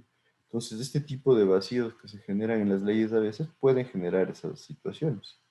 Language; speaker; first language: Spanish; native; Spanish